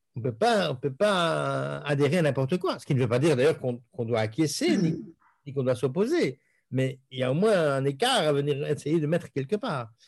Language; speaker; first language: French; native; French